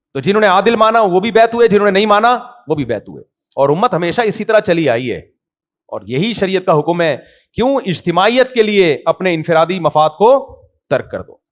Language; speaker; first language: Urdu; native; Urdu